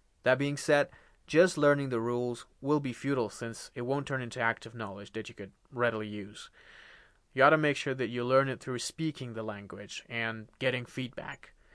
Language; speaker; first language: English; non-native, fluent; Persian